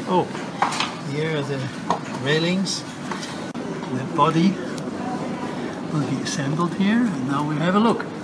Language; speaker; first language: English; non-native, fluent; German